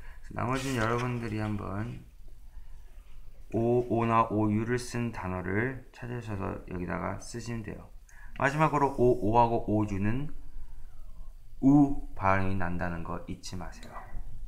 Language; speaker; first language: Korean; native; Korean